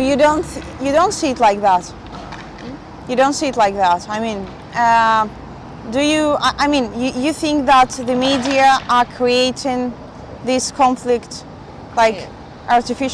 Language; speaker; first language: English; non-native, fluent; Spanish